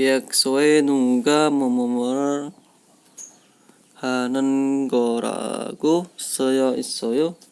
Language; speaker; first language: Korean; non-native, learner; Indonesian